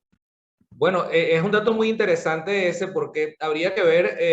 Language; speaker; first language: Spanish; native; Spanish